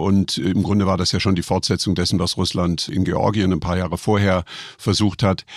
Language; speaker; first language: German; native; German